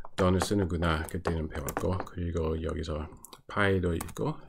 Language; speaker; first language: Korean; non-native, fluent; English